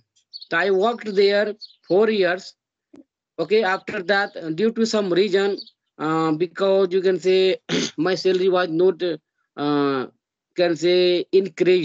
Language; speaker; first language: English; non-native, learner; Hindi